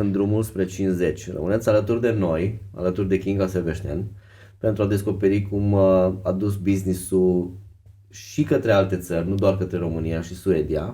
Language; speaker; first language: Romanian; native; Romanian